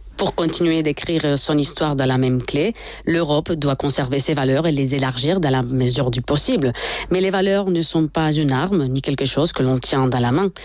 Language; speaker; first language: French; non-native, fluent; Spanish